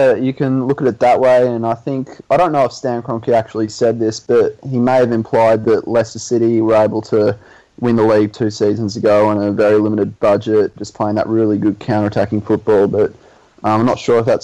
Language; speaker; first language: English; native; English